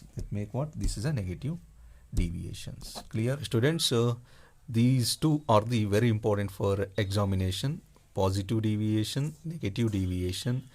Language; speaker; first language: English; non-native, local second language; Kannada